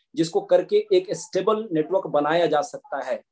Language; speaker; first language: Hindi; native; Hindi